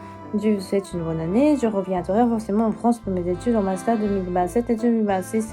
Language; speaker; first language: French; non-native, fluent; Japanese